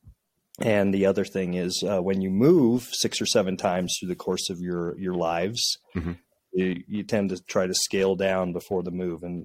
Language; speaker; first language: English; native; English